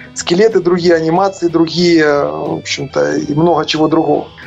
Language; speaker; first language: Russian; native; Russian